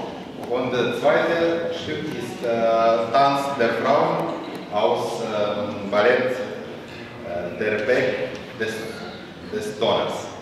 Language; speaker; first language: German; non-native, fluent; Azerbaijani